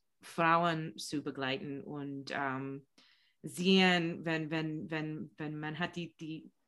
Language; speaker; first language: German; non-native, learner; English